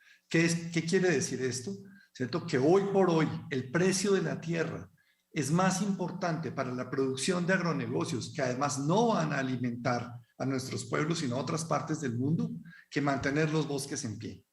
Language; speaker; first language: Spanish; native; Spanish